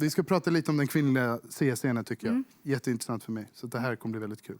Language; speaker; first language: Swedish; native; Swedish